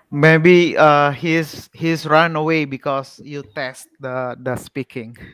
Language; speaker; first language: English; non-native, learner; Indonesian